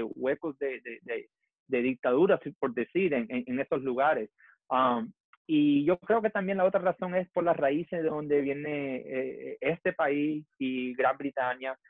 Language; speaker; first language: Spanish; early bilingual, heritage; Spanish